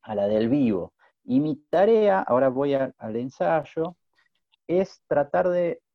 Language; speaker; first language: Spanish; native; Spanish